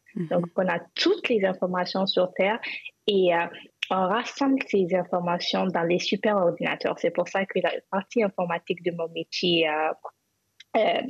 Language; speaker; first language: French; non-native, local second language; Hausa